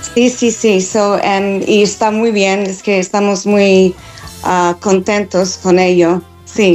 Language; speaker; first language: Spanish; non-native, learner; English